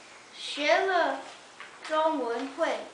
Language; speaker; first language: Chinese; early bilingual, heritage; Chinese